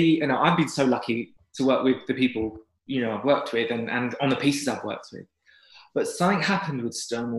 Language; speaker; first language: English; native; English